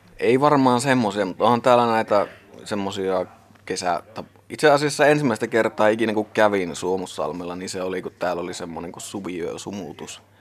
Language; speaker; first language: Finnish; native; Finnish